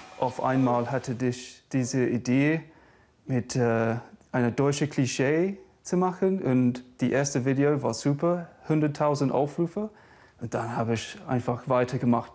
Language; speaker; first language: German; non-native, fluent; English